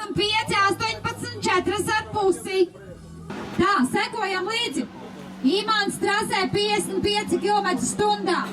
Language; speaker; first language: Latvian; native; Latvian